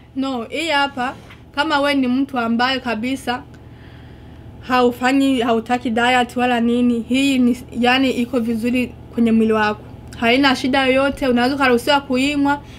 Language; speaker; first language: Swahili; non-native, local second language; Rundi